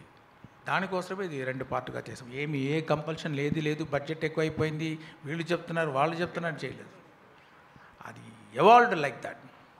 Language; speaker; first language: Telugu; non-native, local second language; Tamil